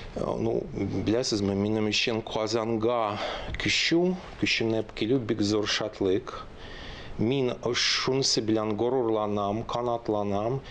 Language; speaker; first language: Tatar; non-native, local second language; Russian